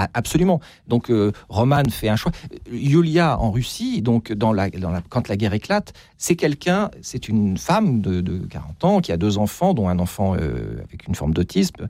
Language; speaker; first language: French; native; French